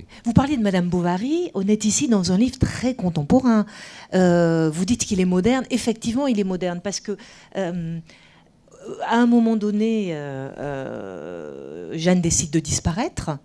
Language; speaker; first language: French; native; French